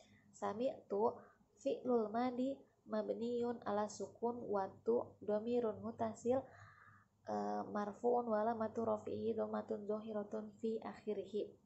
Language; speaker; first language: Arabic; non-native, learner; Indonesian